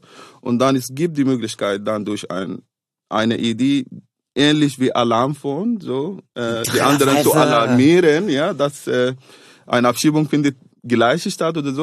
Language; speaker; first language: German; non-native, fluent; Arabic